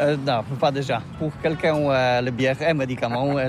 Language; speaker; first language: French; non-native, learner; Polish